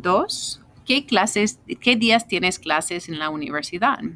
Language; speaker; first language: Spanish; non-native, fluent; English